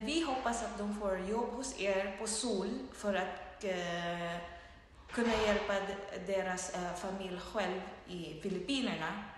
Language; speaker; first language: Swedish; non-native, fluent; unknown